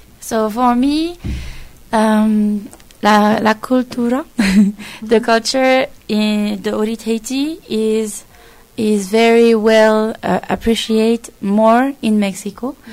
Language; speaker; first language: English; non-native, fluent; French